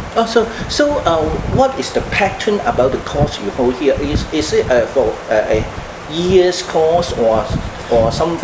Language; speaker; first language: English; non-native, local second language; Cantonese